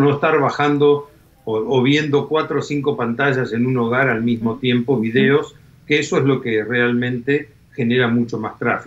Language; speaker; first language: Spanish; native; Spanish